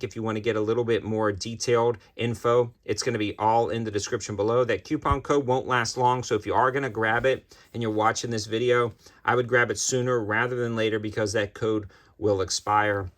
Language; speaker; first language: English; native; English